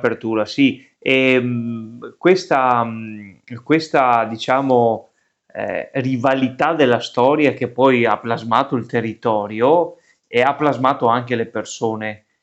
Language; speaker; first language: Italian; native; Italian